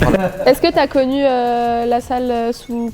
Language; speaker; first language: French; native; French